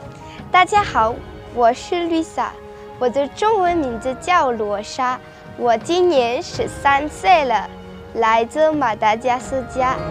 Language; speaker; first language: Chinese; non-native, learner; Malagasy